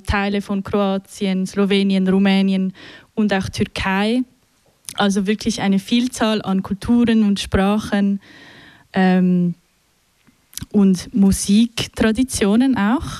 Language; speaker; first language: German; native; German